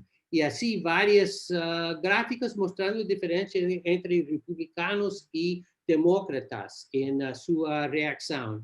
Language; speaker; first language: Portuguese; non-native, learner; English